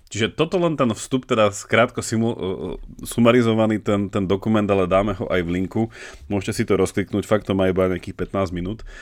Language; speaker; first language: Slovak; native; Slovak